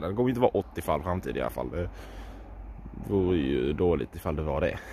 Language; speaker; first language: Swedish; native; Swedish